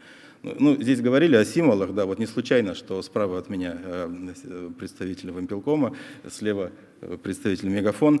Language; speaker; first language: Russian; native; Russian